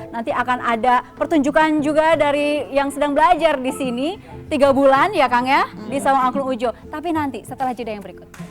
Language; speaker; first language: Indonesian; native; Indonesian